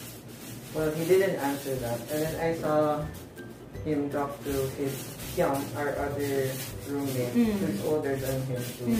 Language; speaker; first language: English; non-native, local second language; Filipino